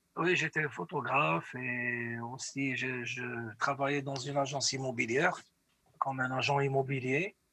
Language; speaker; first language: French; non-native, local second language; Arabic